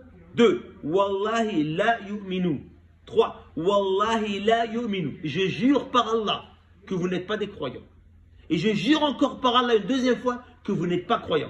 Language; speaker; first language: French; native; French